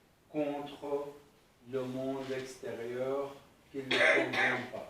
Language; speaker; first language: French; non-native, fluent; Arabic